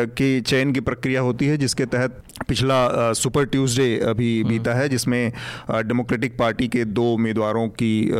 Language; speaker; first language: Hindi; native; Hindi